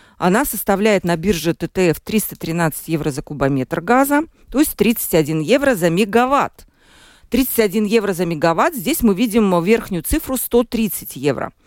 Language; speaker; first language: Russian; native; Russian